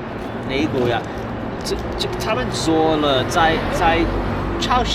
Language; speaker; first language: Chinese; non-native, learner; English